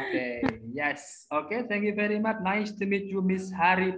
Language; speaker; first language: English; non-native, learner; Indonesian